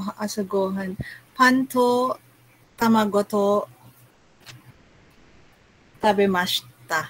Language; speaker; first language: Japanese; non-native, learner; Filipino